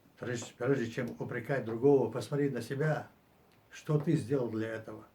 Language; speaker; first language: Russian; non-native, local second language; Chechen